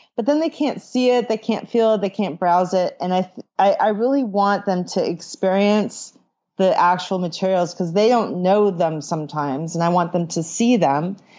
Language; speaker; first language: English; native; English